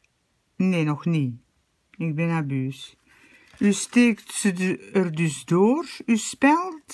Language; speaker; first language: Dutch; native; Dutch